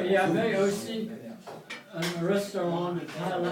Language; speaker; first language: French; non-native, learner; English